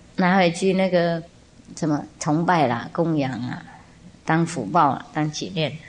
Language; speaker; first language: Chinese; non-native, fluent; Vietnamese